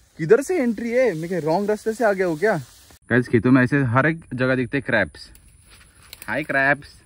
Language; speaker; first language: Hindi; non-native, local second language; Marathi